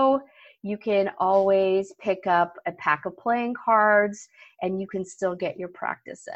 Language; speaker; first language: English; native; English